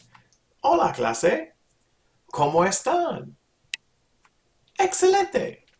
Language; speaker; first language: Spanish; non-native, fluent; English